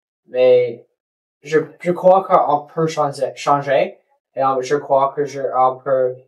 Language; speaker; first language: French; non-native, local second language; English